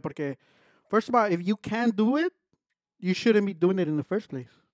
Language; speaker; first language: English; early bilingual, other home language; Spanish